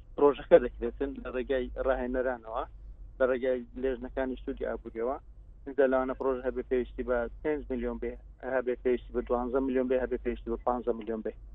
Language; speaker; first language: Central Kurdish; non-native, local second language; Kurdish